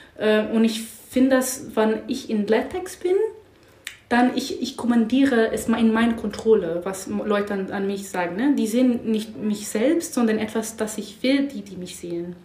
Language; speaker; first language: German; non-native, learner; English